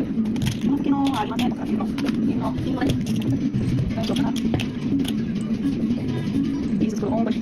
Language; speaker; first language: Japanese; non-native, learner; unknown